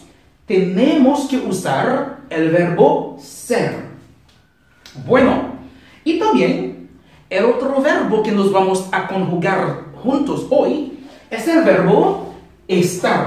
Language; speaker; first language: Spanish; non-native, learner; Haitian Creole